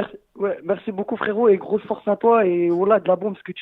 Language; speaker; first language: French; native; French